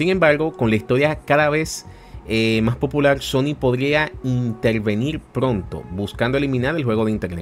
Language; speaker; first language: Spanish; native; Spanish